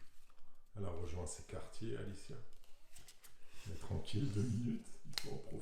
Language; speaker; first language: French; native; French